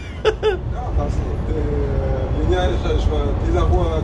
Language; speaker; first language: German; non-native, learner; Arabic